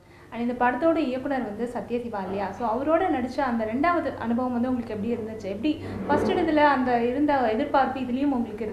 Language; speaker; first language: Tamil; native; Tamil